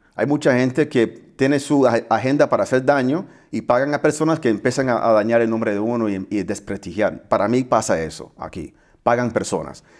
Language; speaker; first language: Spanish; early bilingual, heritage; Spanish